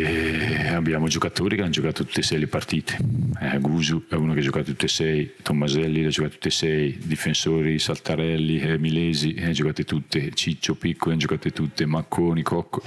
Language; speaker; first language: Italian; native; Italian